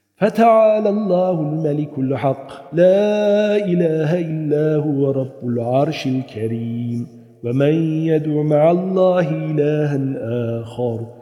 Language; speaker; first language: Arabic; non-native, fluent; Turkish